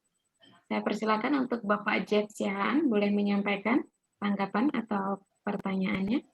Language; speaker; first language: Indonesian; native; Indonesian